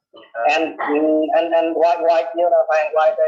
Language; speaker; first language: English; non-native, learner; Vietnamese